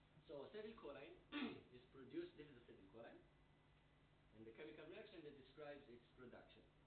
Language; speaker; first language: English; non-native, fluent; Hebrew